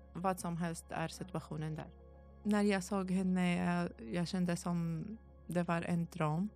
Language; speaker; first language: Swedish; non-native, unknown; Arabic